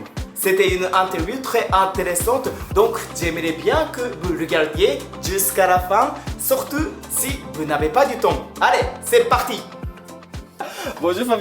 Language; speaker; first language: French; non-native, fluent; Japanese